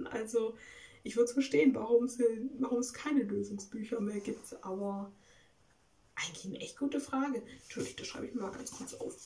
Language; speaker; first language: German; native; German